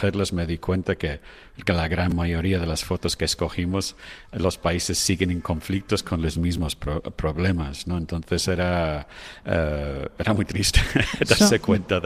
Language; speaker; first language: Spanish; non-native, fluent; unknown